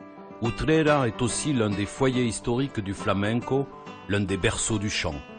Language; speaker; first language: French; native; French